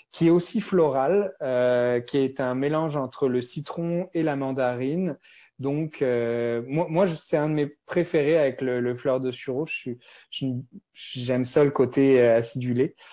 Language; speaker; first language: French; native; French